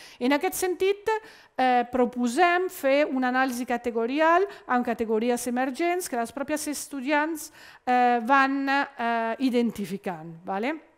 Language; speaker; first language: Catalan; non-native, fluent; Italian